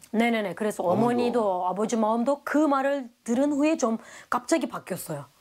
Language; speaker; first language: Korean; non-native, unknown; Turkish